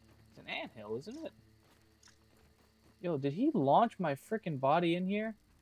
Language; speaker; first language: English; early bilingual, other home language; Japanese